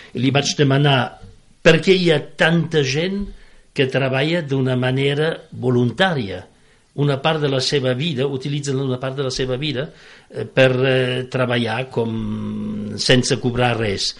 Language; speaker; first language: Catalan; non-native, fluent; French